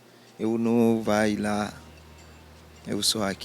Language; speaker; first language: Portuguese; non-native, learner; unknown